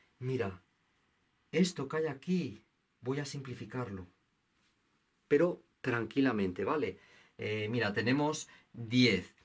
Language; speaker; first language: Spanish; native; Spanish